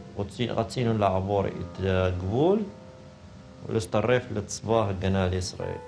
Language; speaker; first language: Hebrew; non-native, fluent; Arabic